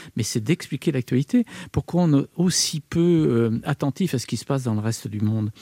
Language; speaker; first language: French; native; French